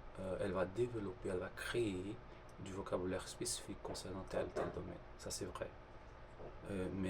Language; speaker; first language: French; non-native, fluent; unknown